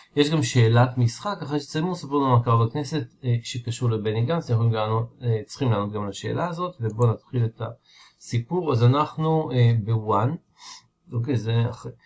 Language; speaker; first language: Hebrew; native; Hebrew